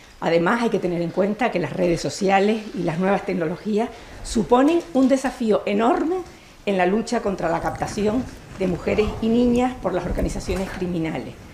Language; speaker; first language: Spanish; native; Spanish